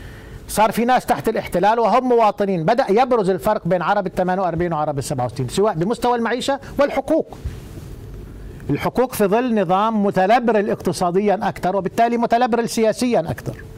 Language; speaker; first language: Arabic; native; Arabic